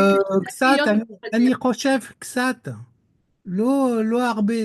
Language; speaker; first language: Hebrew; non-native, learner; French